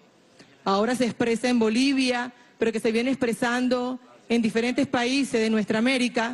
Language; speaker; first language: Spanish; native; Spanish